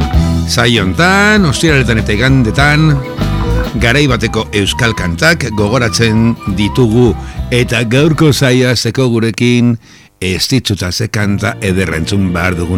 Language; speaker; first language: Basque; native; Basque